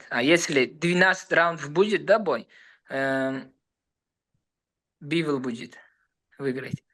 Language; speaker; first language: Russian; non-native, learner; Uzbek